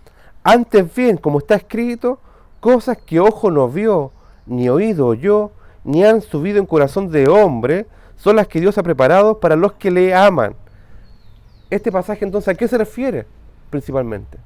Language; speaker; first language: Spanish; native; Spanish